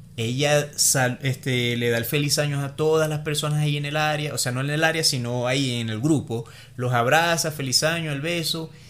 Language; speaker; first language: Spanish; native; Spanish